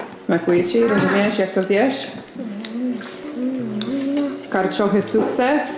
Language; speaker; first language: Polish; non-native, fluent; English